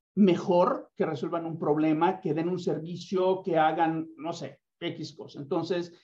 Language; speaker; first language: Spanish; native; Spanish